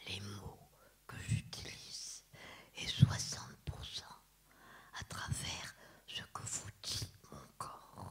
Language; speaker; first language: French; native; French